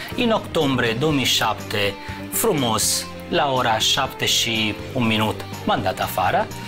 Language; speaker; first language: Romanian; non-native, fluent; Italian